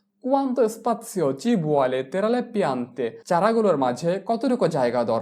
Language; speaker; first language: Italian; non-native, fluent; Bangla